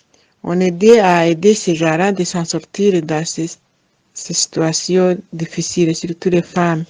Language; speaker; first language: French; non-native, fluent; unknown